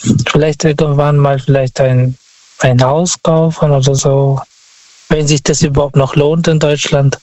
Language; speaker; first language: German; non-native, fluent; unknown